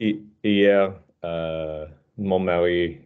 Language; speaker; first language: French; non-native, learner; English